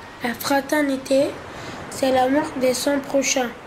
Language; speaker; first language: French; non-native, learner; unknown